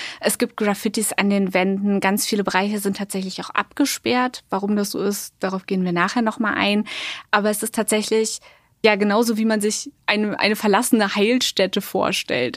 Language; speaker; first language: German; native; German